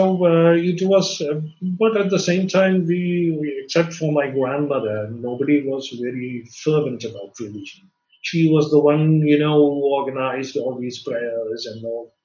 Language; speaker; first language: English; non-native, local second language; Malayalam